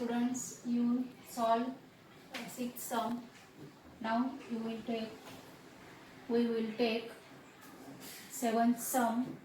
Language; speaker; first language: English; non-native, local second language; Marathi